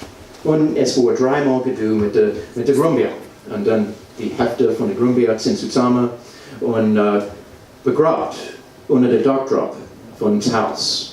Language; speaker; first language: German; non-native, learner; English